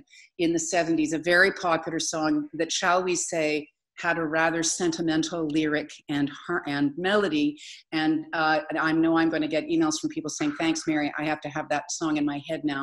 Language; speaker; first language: English; native; English